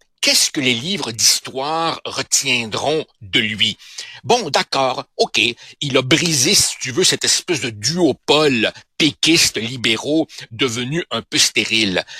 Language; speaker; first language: French; early bilingual, other home language; Spanish